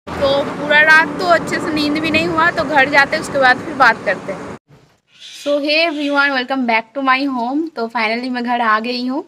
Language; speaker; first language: Hindi; non-native, local second language; Bangla